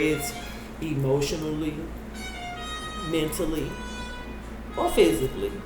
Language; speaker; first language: English; native; English